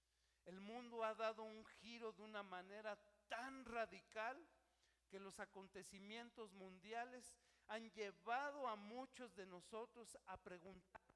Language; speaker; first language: Spanish; native; Spanish